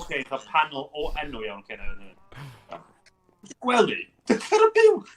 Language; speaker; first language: Welsh; native; Welsh